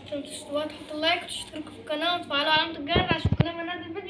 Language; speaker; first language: Arabic; native; Arabic